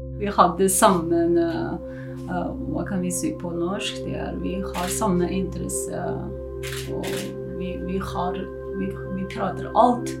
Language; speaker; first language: Norwegian; non-native, learner; Uyghur